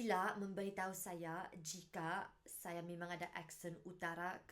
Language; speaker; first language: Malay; non-native, local second language; English